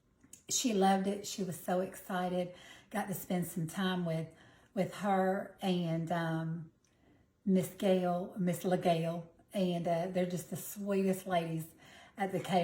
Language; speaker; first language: English; native; English